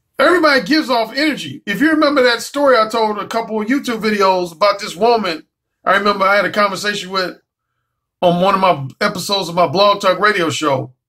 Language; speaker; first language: English; native; English